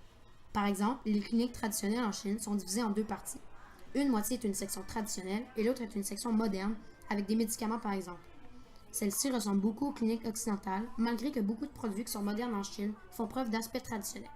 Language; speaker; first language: French; native; French